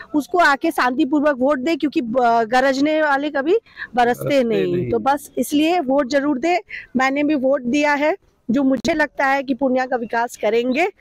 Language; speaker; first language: Hindi; native; Hindi